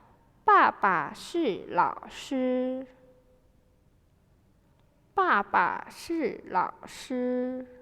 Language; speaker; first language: Chinese; non-native, fluent; Indonesian